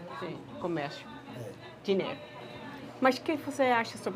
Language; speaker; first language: Portuguese; non-native, learner; Dutch